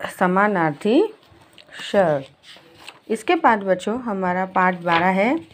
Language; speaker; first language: Hindi; non-native, local second language; Gujarati